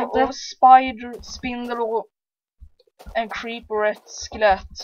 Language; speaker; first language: Swedish; early bilingual, heritage; Swedish